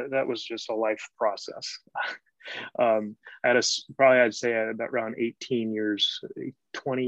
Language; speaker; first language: English; native; English